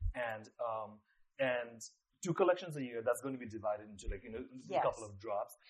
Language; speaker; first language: English; non-native, local second language; Nepali